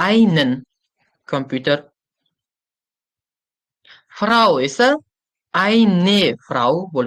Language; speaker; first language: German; non-native, fluent; Uzbek